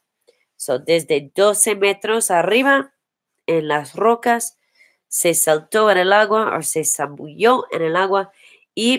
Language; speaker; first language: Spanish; non-native, learner; English